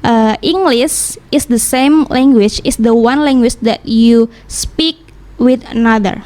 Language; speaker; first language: English; non-native, learner; Indonesian